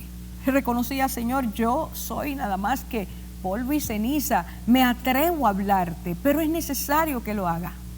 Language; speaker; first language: Spanish; native; Spanish